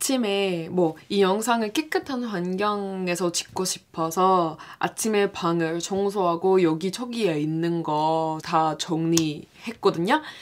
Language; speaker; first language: Korean; non-native, fluent; English